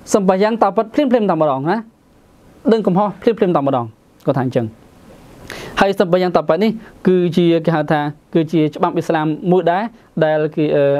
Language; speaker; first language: Khmer; non-native, local second language; Western Cham